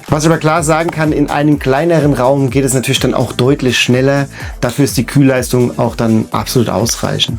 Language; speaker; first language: German; native; German